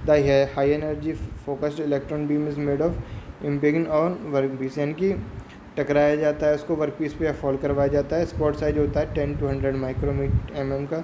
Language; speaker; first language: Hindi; native; Hindi